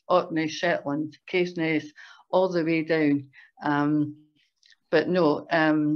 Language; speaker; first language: English; native; English